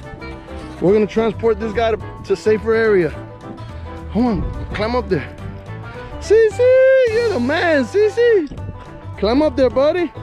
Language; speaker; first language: English; native; English